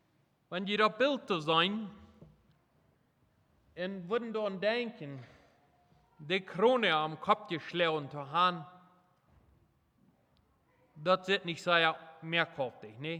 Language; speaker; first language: German; non-native, local second language; Plautdietsch